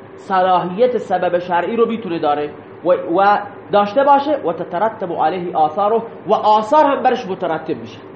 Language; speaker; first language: Persian; non-native, local second language; Baluchi